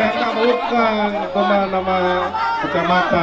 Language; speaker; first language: Indonesian; non-native, local second language; Sundanese